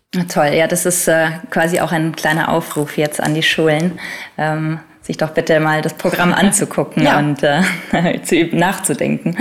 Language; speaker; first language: German; native; German